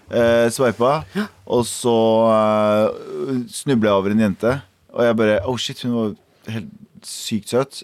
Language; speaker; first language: Norwegian; early bilingual, other home language; Kurdish